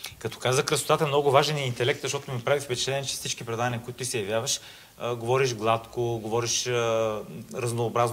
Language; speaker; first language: Bulgarian; native; Bulgarian